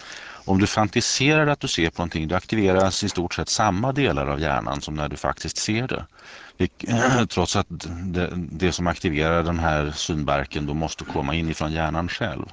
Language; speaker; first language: Swedish; native; Swedish